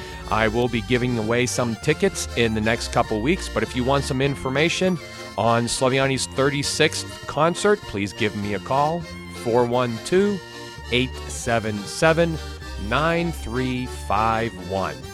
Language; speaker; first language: English; native; English